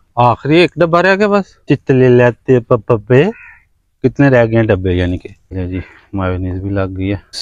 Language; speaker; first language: Urdu; native; Urdu